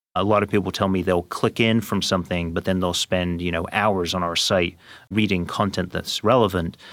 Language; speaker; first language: English; native; English